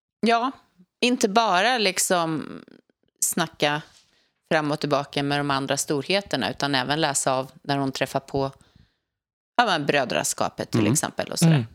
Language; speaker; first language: Swedish; native; Swedish